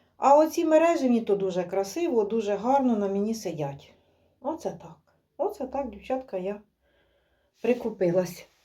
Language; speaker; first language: Ukrainian; native; Ukrainian